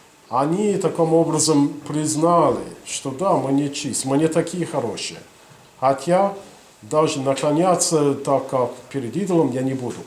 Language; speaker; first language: Russian; non-native, fluent; English